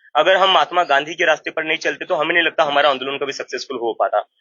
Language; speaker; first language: Hindi; non-native, local second language; Marathi